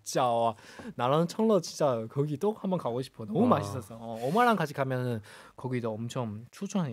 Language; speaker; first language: Korean; non-native, fluent; Chinese